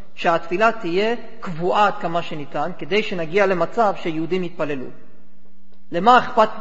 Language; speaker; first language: Hebrew; non-native, fluent; English